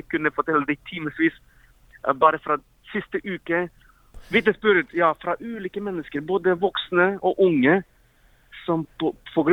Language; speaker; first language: Norwegian; non-native, fluent; Ukrainian